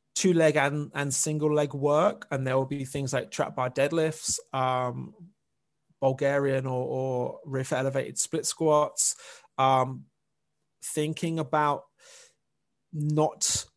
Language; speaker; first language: English; native; English